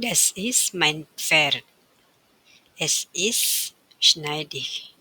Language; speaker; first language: German; non-native, fluent; Indonesian